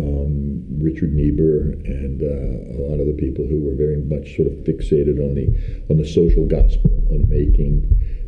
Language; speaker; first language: English; native; English